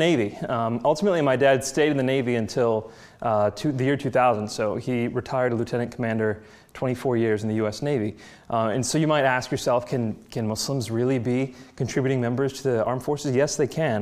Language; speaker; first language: English; native; English